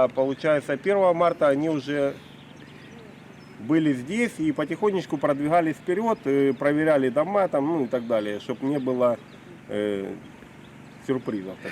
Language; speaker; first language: Russian; native; Russian